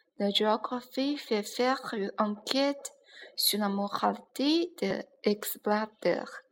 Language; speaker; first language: French; non-native, learner; Chinese